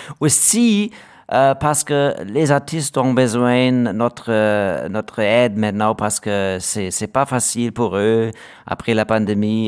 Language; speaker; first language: French; non-native, learner; German